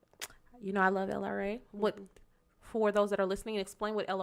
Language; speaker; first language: English; native; English